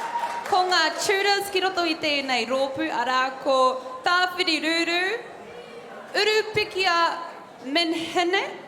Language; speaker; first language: Māori; non-native, local second language; English